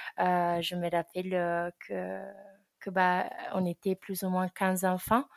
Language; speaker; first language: French; non-native, fluent; Italian